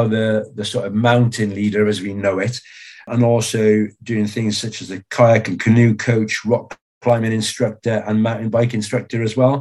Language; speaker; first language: English; native; English